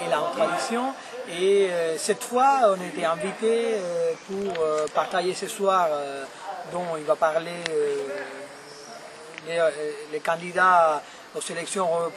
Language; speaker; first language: French; non-native, fluent; Spanish